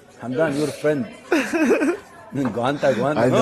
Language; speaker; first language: English; non-native, learner; Arabic